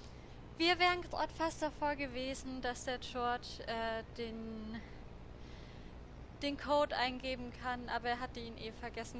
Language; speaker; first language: German; native; German